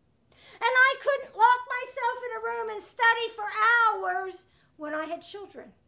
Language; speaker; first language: English; native; English